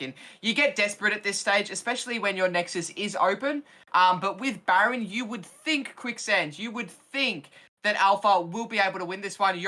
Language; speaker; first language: English; native; English